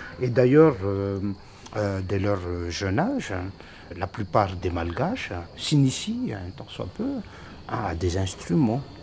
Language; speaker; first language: French; non-native, local second language; Malagasy